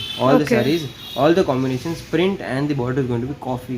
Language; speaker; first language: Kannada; non-native, local second language; Hindi